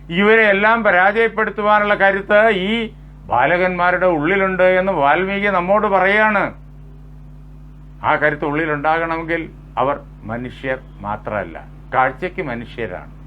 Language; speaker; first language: Malayalam; native; Malayalam